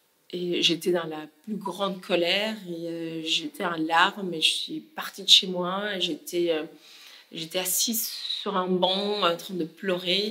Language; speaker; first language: French; non-native, fluent; Spanish